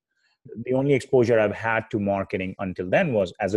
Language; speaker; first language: English; non-native, local second language; Hindi